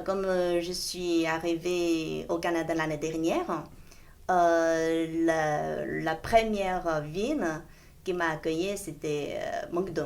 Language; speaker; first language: French; non-native, fluent; Chinese